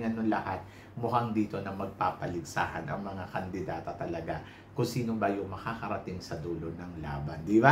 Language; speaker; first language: Filipino; native; Filipino